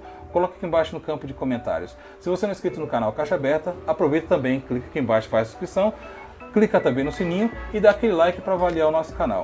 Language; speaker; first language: Portuguese; native; Portuguese